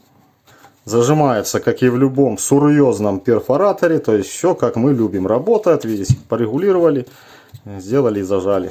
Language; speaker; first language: Russian; native; Russian